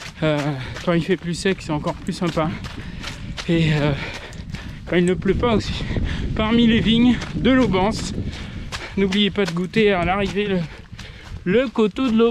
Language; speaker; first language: French; native; French